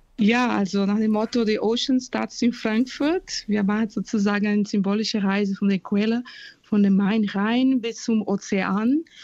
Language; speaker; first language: German; non-native, fluent; Portuguese